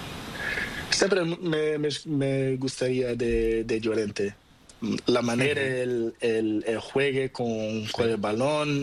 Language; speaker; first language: Spanish; non-native, learner; Portuguese